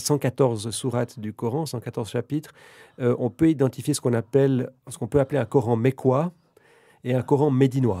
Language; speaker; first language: French; native; French